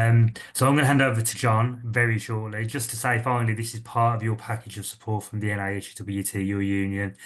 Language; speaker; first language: English; native; English